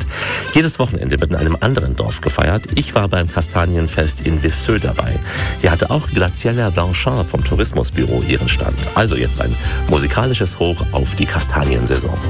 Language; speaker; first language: German; native; German